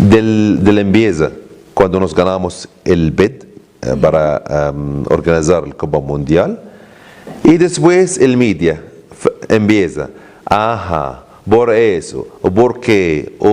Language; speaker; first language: Spanish; non-native, learner; Arabic